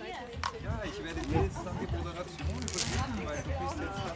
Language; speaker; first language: German; native; German